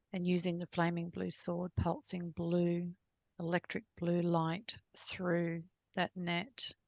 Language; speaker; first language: English; native; English